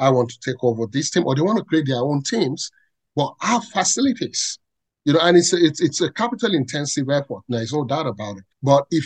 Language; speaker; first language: English; non-native, local second language; Yoruba